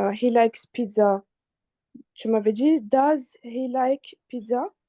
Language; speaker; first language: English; non-native, fluent; French